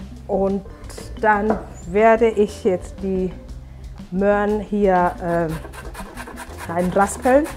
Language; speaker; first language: German; non-native, fluent; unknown